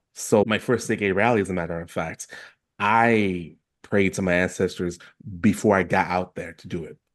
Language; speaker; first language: English; native; English